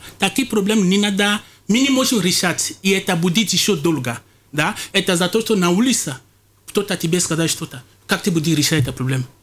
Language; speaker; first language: Russian; non-native, fluent; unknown